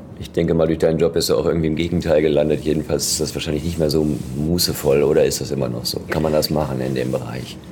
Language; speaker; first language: German; native; German